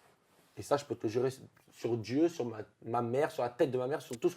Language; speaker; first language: French; native; French